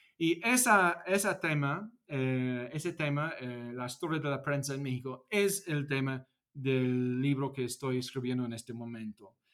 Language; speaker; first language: Spanish; non-native, fluent; English